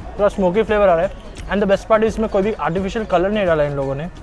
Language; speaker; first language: Hindi; non-native, local second language; Telugu